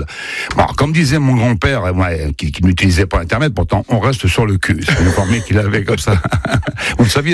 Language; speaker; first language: French; native; French